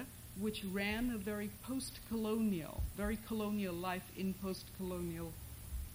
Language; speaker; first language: English; non-native, local second language; Bangla